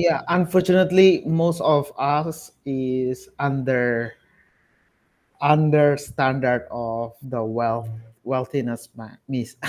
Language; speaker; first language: English; non-native, learner; Indonesian